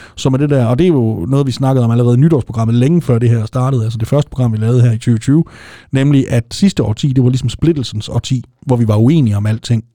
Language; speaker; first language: Danish; native; Danish